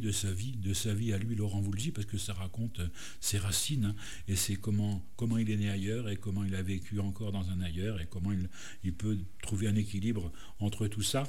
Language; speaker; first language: French; native; French